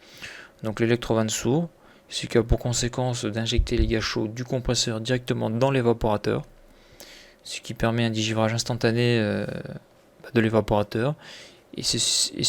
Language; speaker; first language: French; native; French